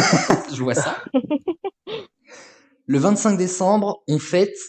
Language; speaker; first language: French; native; French